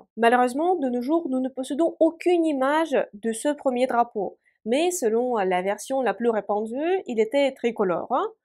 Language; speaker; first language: French; non-native, fluent; Russian